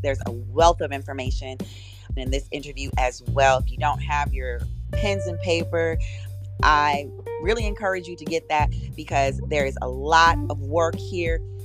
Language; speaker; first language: English; native; English